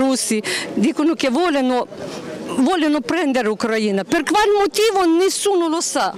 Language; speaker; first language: Italian; non-native, learner; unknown